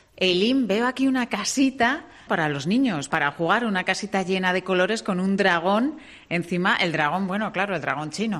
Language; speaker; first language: Spanish; native; Spanish